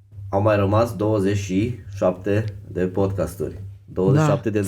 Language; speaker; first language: Romanian; native; Romanian